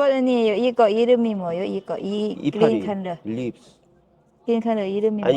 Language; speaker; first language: Korean; non-native, learner; Thai